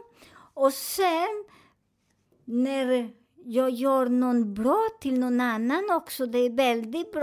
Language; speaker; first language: Swedish; non-native, learner; Spanish